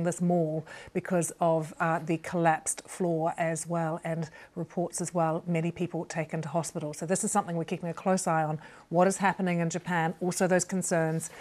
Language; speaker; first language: English; native; English